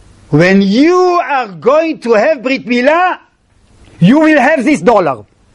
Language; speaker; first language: English; non-native, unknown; Hebrew